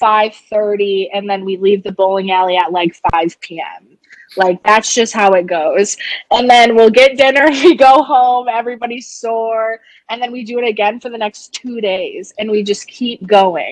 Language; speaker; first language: English; native; English